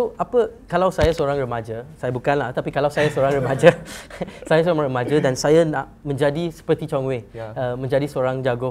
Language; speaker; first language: Malay; native; Malay